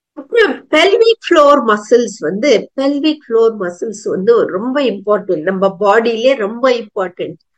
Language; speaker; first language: Tamil; native; Tamil